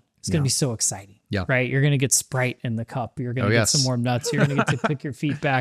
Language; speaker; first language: English; native; English